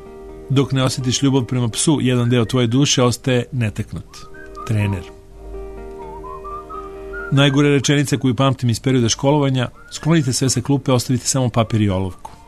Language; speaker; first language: Serbian; native; Serbian